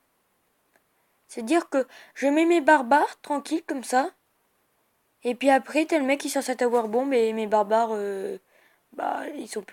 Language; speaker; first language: French; native; French